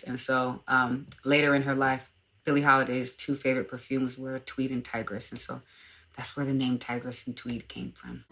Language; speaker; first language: English; native; English